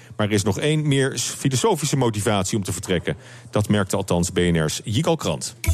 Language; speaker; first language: Dutch; native; Dutch